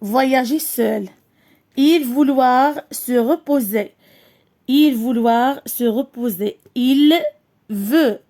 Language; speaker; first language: French; non-native, local second language; Arabic